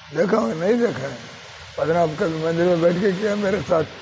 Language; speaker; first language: Hindi; non-native, local second language; Telugu